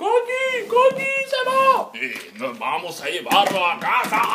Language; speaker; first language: Spanish; native; Spanish